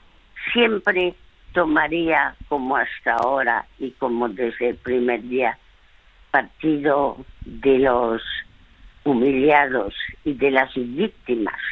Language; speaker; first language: Spanish; early bilingual, other home language; French